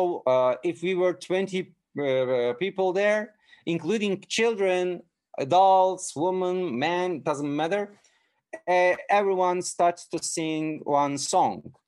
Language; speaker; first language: English; non-native, fluent; Turkish